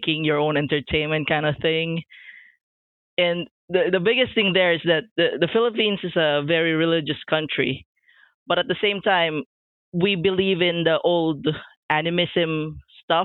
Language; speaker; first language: English; non-native, local second language; Filipino